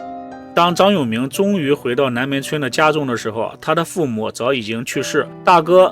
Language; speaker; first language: Chinese; native; Chinese